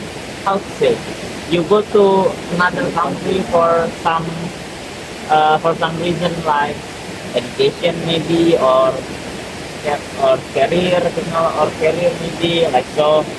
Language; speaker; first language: English; non-native, learner; Indonesian